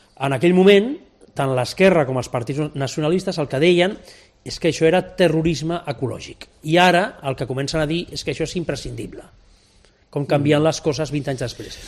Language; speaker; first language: Catalan; non-native, local second language; Spanish